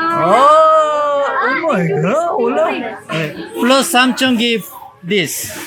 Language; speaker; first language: English; non-native, learner; Korean